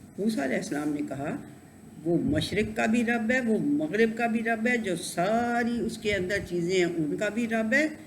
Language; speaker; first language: Urdu; non-native, local second language; Punjabi